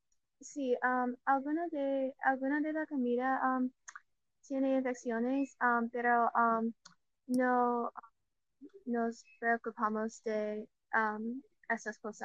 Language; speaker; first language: Spanish; non-native, learner; English